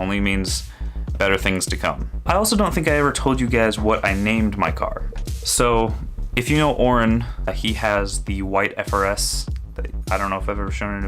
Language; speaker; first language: English; native; English